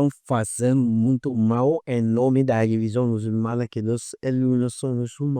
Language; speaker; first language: Portuguese; non-native, fluent; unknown